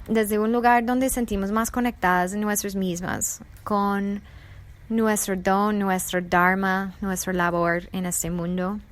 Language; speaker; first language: Spanish; non-native, fluent; English